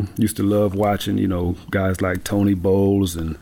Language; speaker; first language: English; native; English